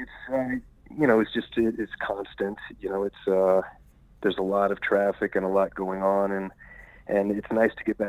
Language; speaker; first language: English; native; English